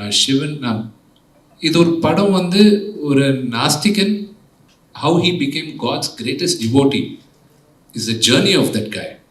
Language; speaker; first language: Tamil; non-native, local second language; Telugu